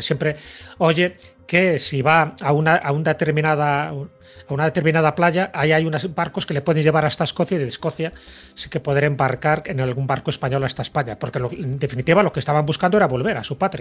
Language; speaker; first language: Spanish; native; Spanish